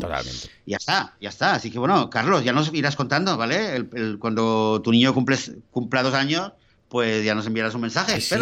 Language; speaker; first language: Spanish; native; Spanish